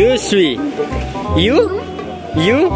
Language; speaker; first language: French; non-native, learner; Malay